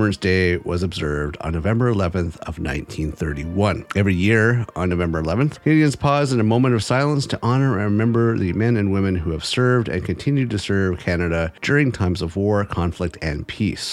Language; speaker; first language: English; native; English